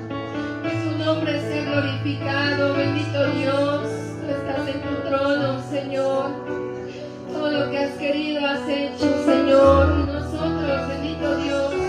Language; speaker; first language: Spanish; native; Spanish